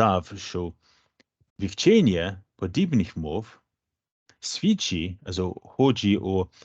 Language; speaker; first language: Ukrainian; non-native, fluent; English